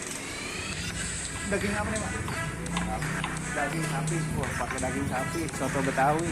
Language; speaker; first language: Indonesian; non-native, local second language; Sundanese